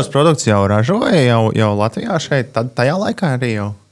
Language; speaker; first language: Latvian; native; Latvian